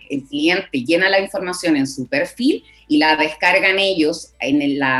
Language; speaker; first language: Spanish; native; Spanish